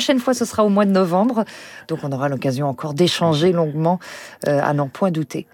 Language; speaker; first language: French; native; French